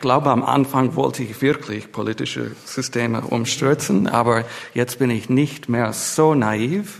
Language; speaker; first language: German; non-native, fluent; English